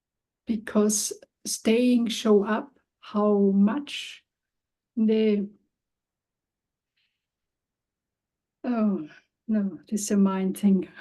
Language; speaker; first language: English; non-native, learner; German